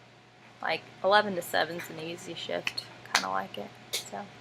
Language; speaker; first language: English; native; English